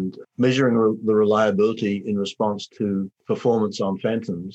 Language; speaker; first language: English; native; English